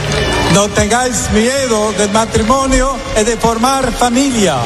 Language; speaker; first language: Spanish; non-native, fluent; English